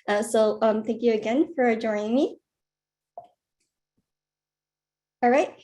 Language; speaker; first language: English; native; English